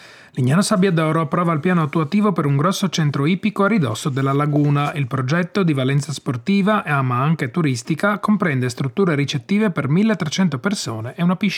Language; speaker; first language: Italian; native; Italian